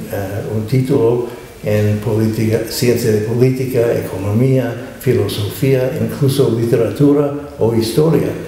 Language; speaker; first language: Spanish; non-native, fluent; English